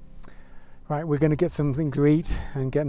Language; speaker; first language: English; native; English